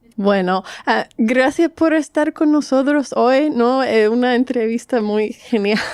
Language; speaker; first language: Spanish; non-native, fluent; English